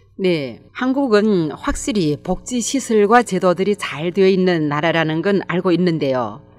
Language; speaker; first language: Korean; native; Korean